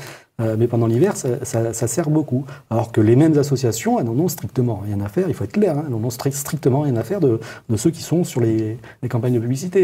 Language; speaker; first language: French; native; French